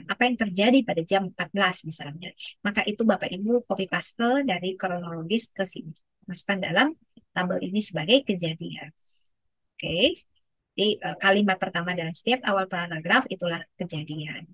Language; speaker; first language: Indonesian; native; Indonesian